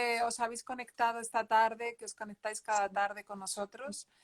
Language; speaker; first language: Spanish; native; Spanish